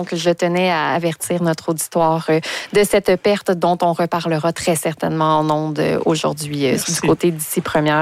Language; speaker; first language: French; native; French